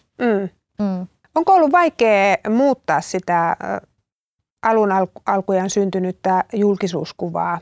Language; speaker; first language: Finnish; native; Finnish